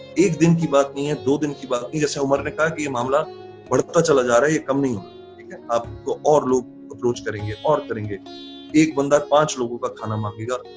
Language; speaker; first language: Urdu; native; Urdu